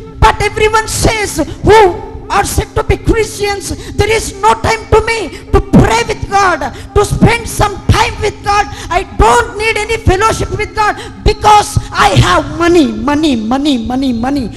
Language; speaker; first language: English; non-native, local second language; Telugu